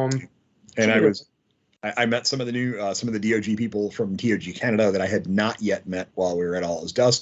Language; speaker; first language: English; native; English